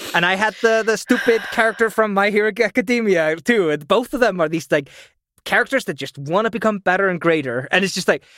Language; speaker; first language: English; non-native, fluent; German